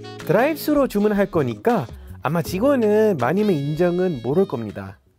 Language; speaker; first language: Korean; non-native, fluent; English